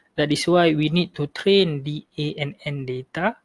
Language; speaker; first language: English; non-native, local second language; Malay